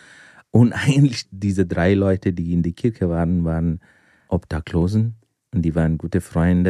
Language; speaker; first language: German; non-native, fluent; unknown